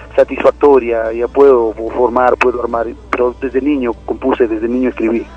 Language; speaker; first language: Spanish; native; Spanish